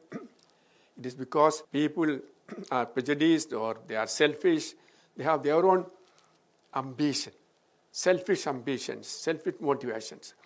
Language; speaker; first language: English; non-native, local second language; Malayalam